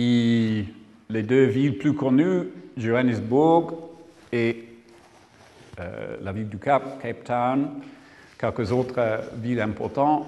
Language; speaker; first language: French; non-native, learner; English